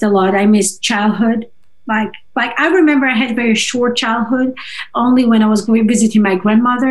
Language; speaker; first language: English; non-native, fluent; Russian